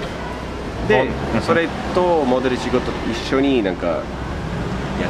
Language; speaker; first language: Japanese; non-native, learner; English